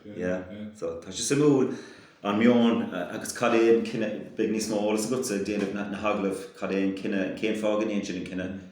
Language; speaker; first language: Irish; non-native, local second language; English